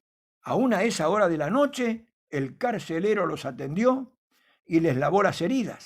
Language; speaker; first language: Spanish; native; Spanish